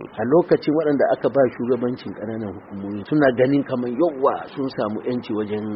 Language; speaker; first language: Hausa; non-native, local second language; Fula